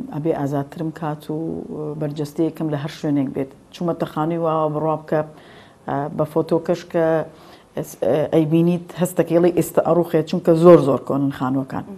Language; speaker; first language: Central Kurdish; native; Central Kurdish